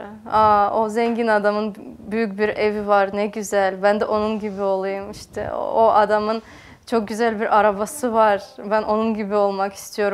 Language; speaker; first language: Turkish; non-native, fluent; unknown